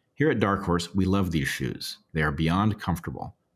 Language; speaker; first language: English; native; English